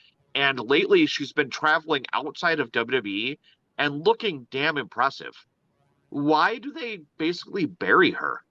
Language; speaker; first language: English; native; English